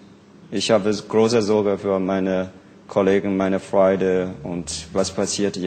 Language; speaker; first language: German; non-native, learner; Burmese